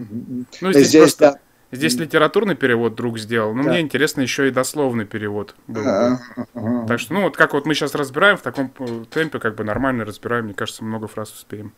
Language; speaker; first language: Russian; native; Russian